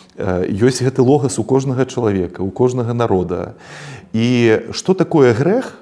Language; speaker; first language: Belarusian; native; Belarusian